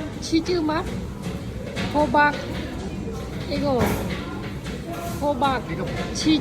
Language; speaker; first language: Korean; non-native, fluent; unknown